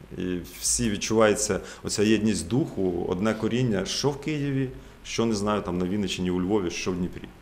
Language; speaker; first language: Ukrainian; native; Ukrainian